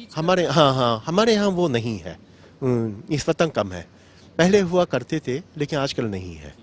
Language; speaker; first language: Urdu; non-native, fluent; Japanese